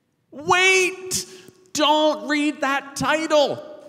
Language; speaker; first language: English; native; English